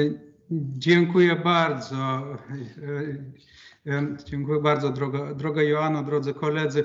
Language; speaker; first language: Polish; non-native, fluent; Lithuanian